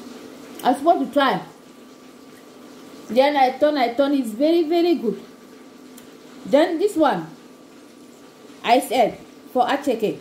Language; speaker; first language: English; non-native, learner; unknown